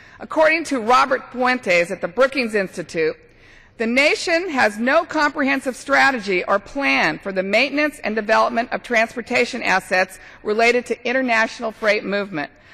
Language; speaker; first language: English; native; English